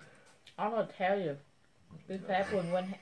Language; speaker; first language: English; non-native, learner; Vietnamese